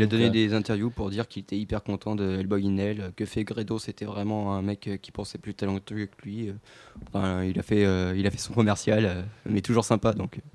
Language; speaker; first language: French; native; French